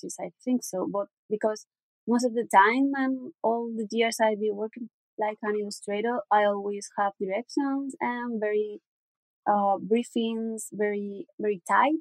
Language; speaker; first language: English; non-native, learner; Spanish